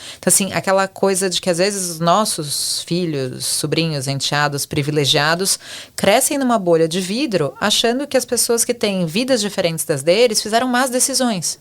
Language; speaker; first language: Portuguese; native; Portuguese